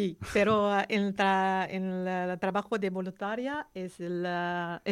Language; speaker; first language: Spanish; non-native, learner; Arabic